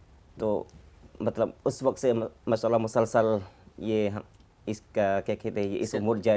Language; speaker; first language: Hindi; non-native, fluent; Khmer